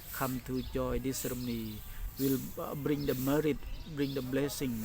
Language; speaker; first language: English; non-native, learner; Thai